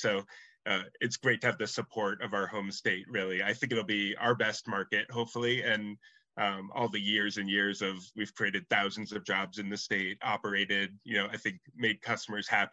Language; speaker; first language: English; native; English